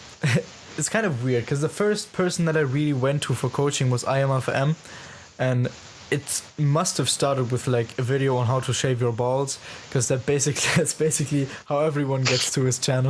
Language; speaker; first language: English; non-native, fluent; German